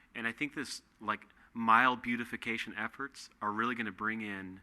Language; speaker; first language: English; native; English